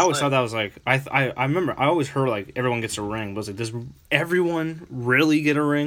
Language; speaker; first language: English; native; English